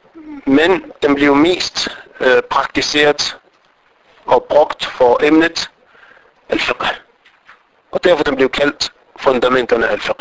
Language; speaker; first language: Danish; non-native, fluent; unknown